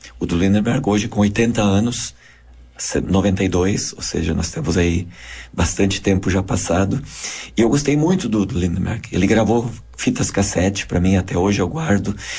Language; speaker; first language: Portuguese; non-native, local second language; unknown